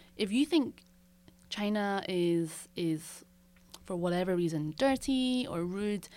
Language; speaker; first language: English; native; English